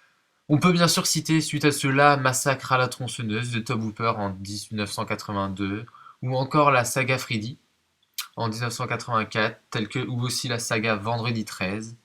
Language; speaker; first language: French; native; French